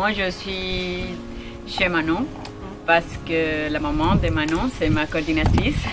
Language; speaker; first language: French; non-native, learner; Spanish